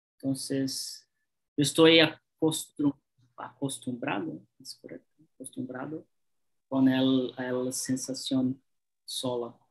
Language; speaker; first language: Spanish; non-native, learner; Portuguese